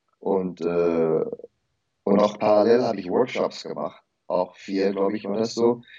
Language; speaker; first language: German; early bilingual, heritage; German